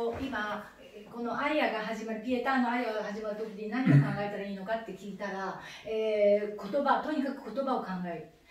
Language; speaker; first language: Italian; non-native, learner; Japanese